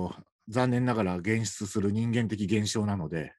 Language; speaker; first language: Japanese; native; Japanese